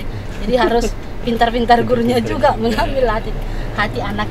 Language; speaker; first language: Indonesian; native; Indonesian